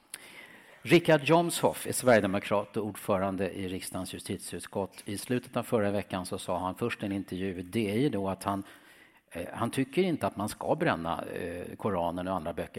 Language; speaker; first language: Swedish; native; Swedish